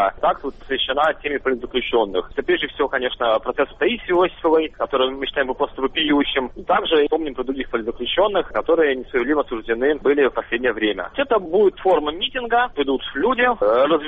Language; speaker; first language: Russian; native; Russian